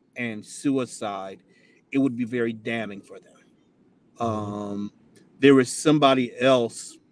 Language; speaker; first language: English; native; English